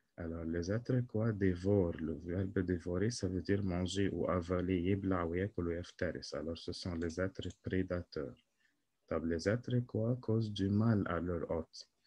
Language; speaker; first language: French; non-native, local second language; Arabic